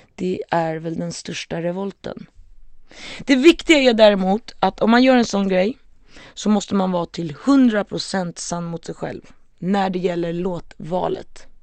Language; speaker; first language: Swedish; native; Swedish